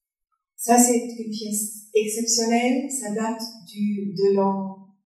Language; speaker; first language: French; non-native, fluent; German